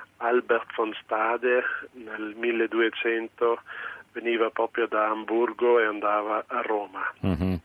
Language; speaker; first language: Italian; non-native, local second language; German